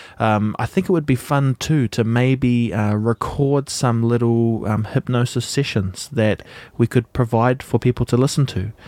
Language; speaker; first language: English; native; English